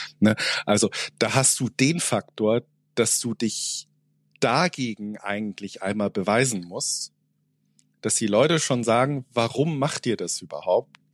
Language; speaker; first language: German; native; German